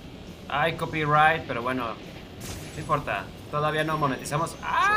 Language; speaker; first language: Spanish; native; Spanish